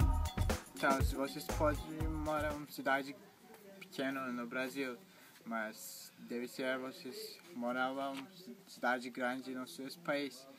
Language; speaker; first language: Portuguese; non-native, learner; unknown